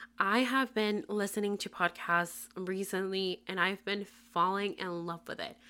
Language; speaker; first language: English; non-native, local second language; Spanish